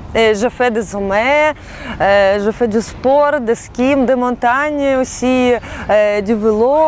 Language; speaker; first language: French; non-native, fluent; Russian